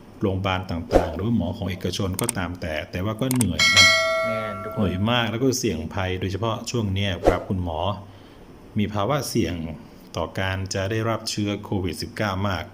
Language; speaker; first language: Thai; native; Thai